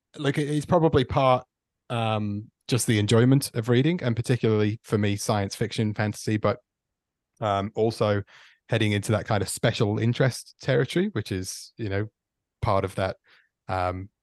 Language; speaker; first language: English; native; English